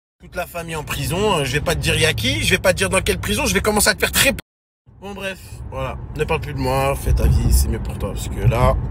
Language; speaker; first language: French; native; French